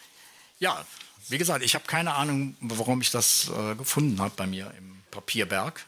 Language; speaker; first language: German; native; German